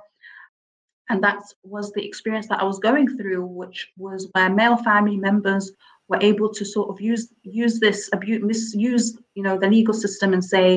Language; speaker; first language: English; native; English